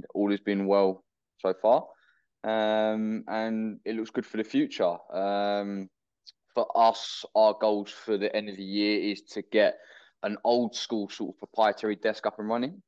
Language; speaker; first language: English; native; English